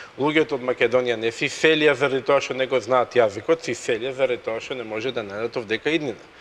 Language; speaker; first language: Macedonian; native; Macedonian